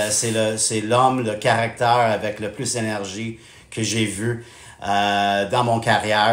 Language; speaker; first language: French; non-native, fluent; English